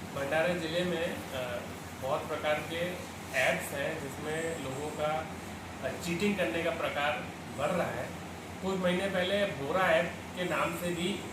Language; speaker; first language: Hindi; non-native, local second language; Marathi